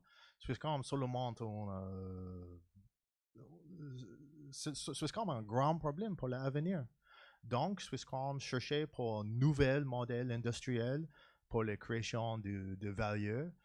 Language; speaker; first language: French; non-native, learner; English